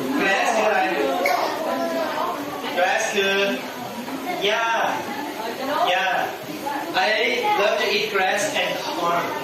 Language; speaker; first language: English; non-native, learner; Thai